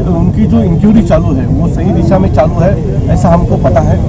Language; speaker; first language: Hindi; non-native, local second language; Marathi